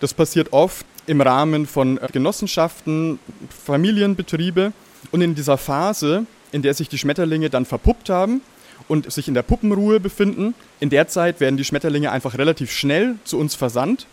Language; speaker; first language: German; native; German